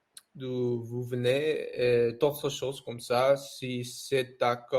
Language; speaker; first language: French; non-native, learner; English